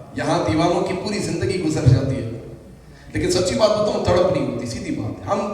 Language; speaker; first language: Urdu; native; Urdu